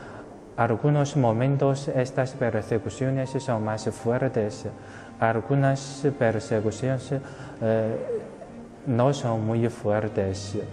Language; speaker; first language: Spanish; non-native, fluent; Chinese